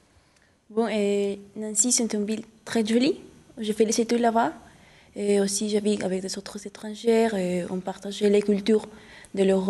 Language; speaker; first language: French; non-native, learner; Spanish